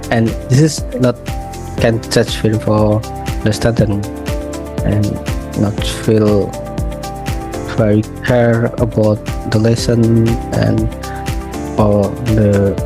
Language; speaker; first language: English; non-native, learner; Indonesian